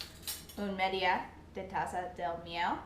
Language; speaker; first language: Spanish; non-native, learner; English